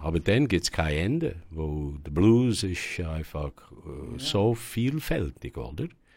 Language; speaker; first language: German; non-native, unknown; English